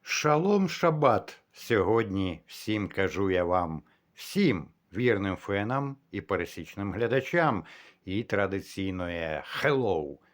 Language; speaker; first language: Ukrainian; non-native, local second language; Russian